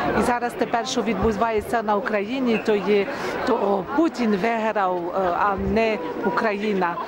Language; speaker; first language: Ukrainian; early bilingual, heritage; Ukrainian